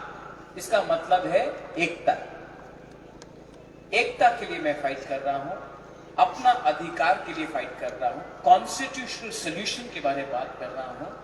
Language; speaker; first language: Hindi; non-native, local second language; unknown